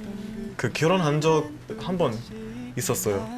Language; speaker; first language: Korean; non-native, fluent; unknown